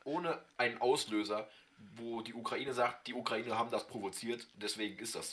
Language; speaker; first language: German; native; German